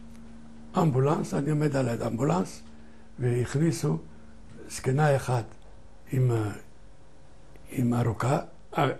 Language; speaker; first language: Hebrew; non-native, fluent; Ladino